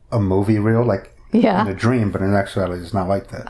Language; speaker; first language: English; native; English